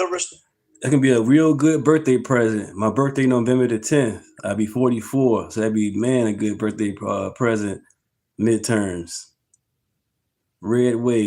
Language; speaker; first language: English; native; English